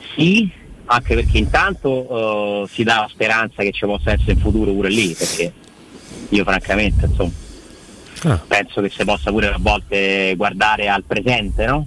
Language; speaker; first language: Italian; native; Italian